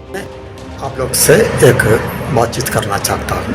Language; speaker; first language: Hindi; non-native, local second language; Malayalam